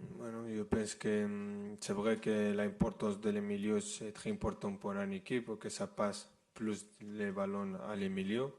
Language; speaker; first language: French; non-native, fluent; Spanish